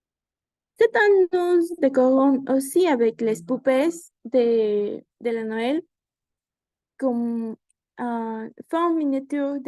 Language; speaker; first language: French; non-native, learner; Spanish